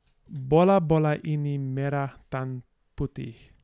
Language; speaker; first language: Indonesian; non-native, learner; English